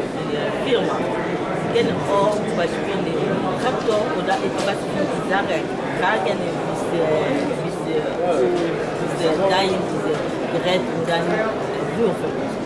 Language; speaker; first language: German; non-native, learner; French